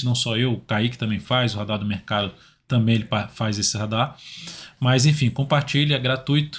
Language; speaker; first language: Portuguese; native; Portuguese